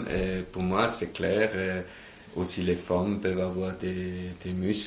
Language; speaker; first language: French; non-native, local second language; German